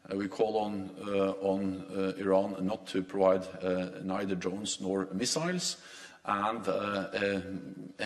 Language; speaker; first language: English; non-native, fluent; Norwegian